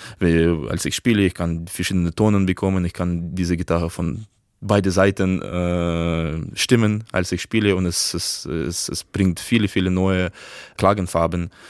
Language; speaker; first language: German; non-native, fluent; Russian